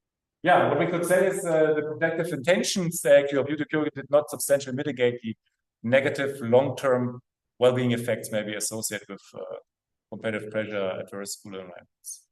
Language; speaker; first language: English; non-native, fluent; German